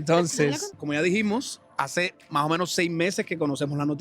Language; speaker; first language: Spanish; native; Spanish